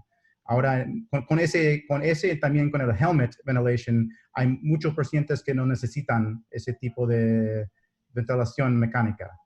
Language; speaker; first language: Spanish; non-native, learner; English